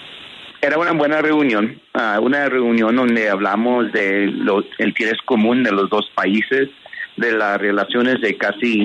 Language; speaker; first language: Spanish; early bilingual, heritage; Spanish